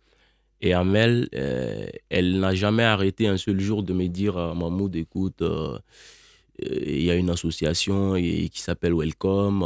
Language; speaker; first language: French; non-native, local second language; Bambara